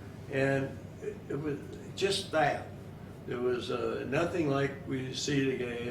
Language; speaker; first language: English; native; English